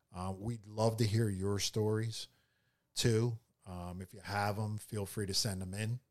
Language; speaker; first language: English; native; English